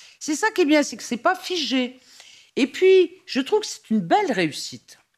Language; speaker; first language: French; native; French